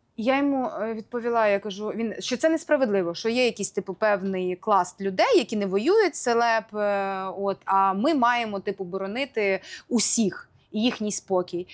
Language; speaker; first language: Ukrainian; native; Ukrainian